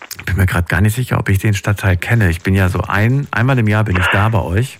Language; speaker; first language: German; native; German